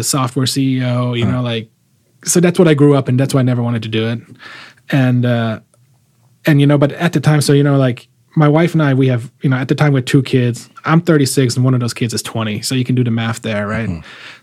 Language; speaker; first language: English; non-native, fluent; German